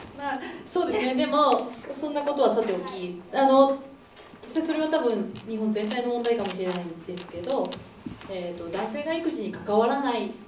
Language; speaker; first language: Japanese; native; Japanese